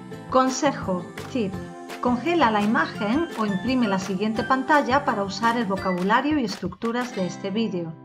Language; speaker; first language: Spanish; native; Spanish